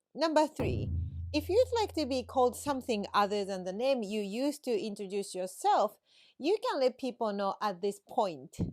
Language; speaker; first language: English; non-native, fluent; Japanese